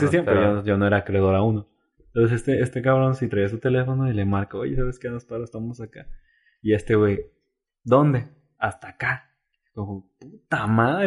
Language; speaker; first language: Spanish; native; Spanish